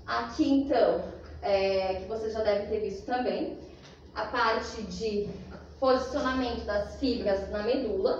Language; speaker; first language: Portuguese; native; Portuguese